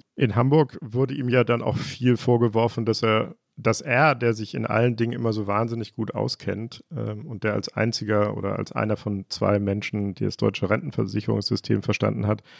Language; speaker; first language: German; native; German